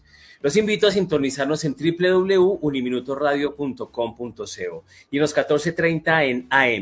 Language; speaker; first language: Spanish; native; Spanish